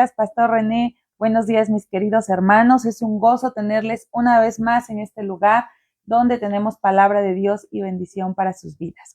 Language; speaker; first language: Spanish; native; Spanish